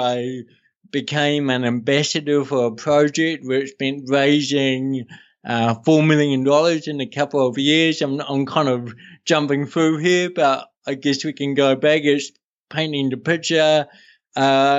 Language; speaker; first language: English; native; English